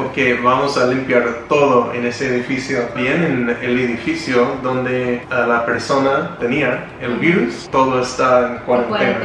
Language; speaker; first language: Spanish; non-native, learner; English